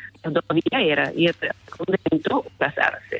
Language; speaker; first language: Spanish; non-native, fluent; Italian